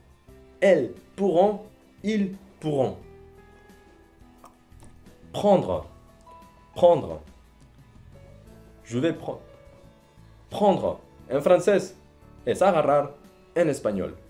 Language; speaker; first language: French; non-native, fluent; Spanish